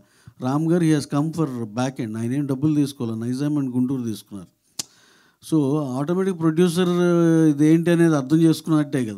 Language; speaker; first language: Telugu; native; Telugu